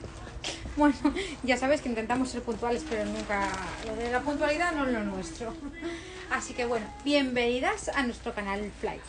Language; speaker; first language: Spanish; native; Spanish